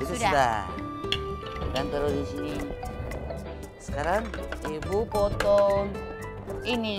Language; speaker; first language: Indonesian; non-native, learner; Japanese